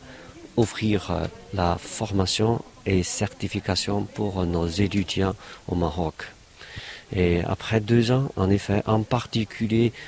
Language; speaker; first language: French; non-native, fluent; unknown